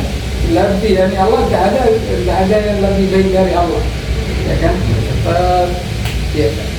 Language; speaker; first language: Indonesian; non-native, learner; Arabic